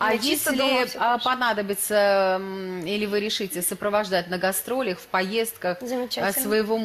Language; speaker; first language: Russian; native; Russian